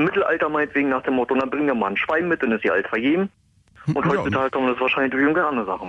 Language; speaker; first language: German; native; German